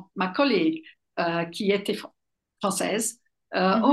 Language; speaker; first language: French; non-native, fluent; English